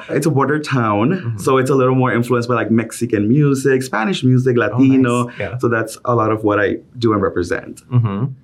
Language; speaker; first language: English; early bilingual, other home language; Spanish